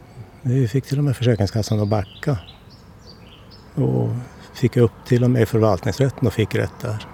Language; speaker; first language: Swedish; native; Swedish